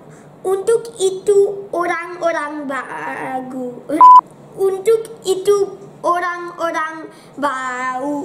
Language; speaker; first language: Indonesian; non-native, learner; English